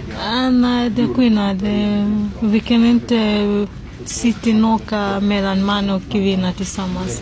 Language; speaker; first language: Swedish; non-native, learner; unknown